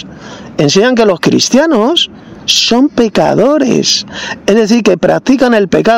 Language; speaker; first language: Spanish; native; Spanish